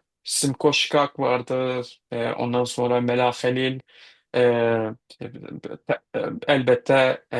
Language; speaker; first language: Turkish; non-native, fluent; Kurdish